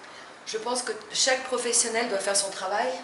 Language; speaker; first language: French; non-native, fluent; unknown